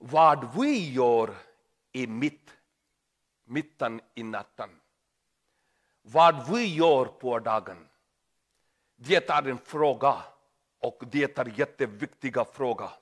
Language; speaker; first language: Swedish; non-native, learner; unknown